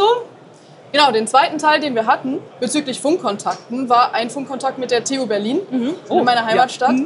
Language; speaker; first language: German; native; German